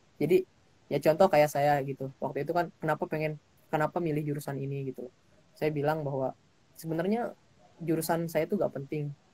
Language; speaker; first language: Indonesian; native; Indonesian